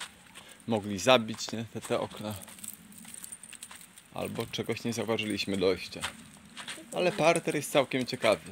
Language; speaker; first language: Polish; native; Polish